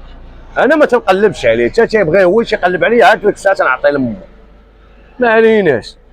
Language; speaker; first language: Arabic; native; Arabic